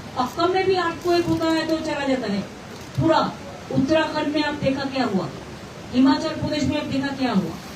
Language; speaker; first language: Hindi; non-native, local second language; Bangla